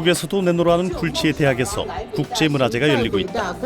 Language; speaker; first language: Korean; native; Korean